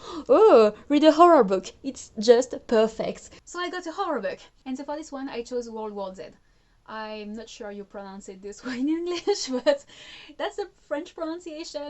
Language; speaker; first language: English; non-native, fluent; French